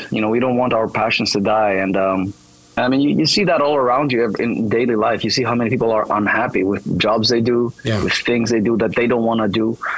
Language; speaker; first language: English; non-native, fluent; Greek